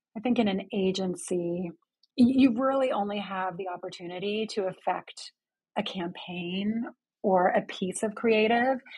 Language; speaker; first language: English; early bilingual, other home language; Greek